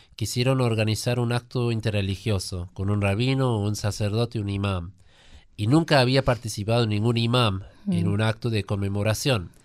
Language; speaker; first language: Spanish; non-native, fluent; German